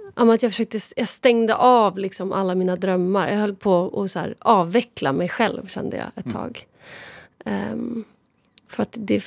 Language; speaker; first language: Swedish; native; Swedish